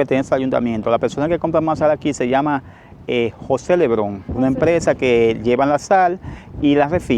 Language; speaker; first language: Spanish; native; Spanish